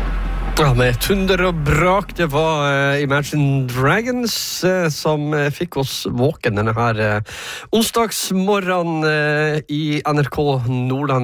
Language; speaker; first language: Norwegian; native; Norwegian